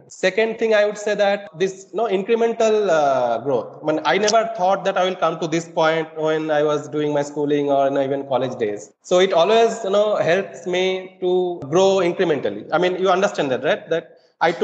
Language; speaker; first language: English; non-native, local second language; Bangla